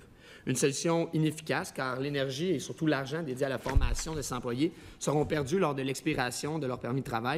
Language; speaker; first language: French; native; French